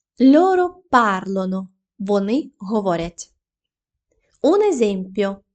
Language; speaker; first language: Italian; non-native, fluent; Ukrainian